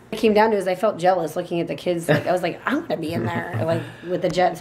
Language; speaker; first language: English; native; English